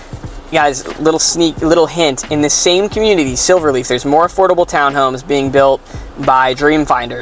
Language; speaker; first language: English; native; English